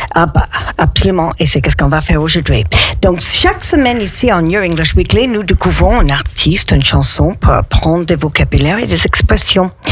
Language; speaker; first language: French; non-native, fluent; English